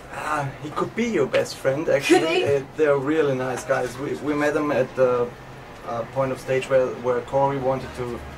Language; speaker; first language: English; non-native, fluent; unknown